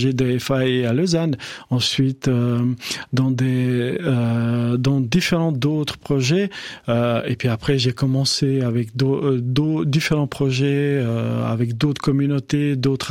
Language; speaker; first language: French; non-native, fluent; Albanian